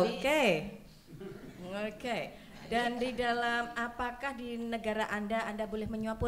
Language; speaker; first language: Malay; non-native, learner; English